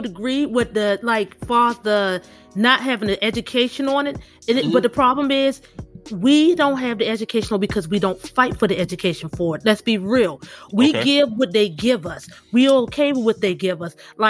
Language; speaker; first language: English; native; English